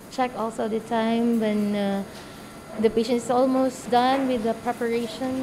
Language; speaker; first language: English; non-native, local second language; Cebuano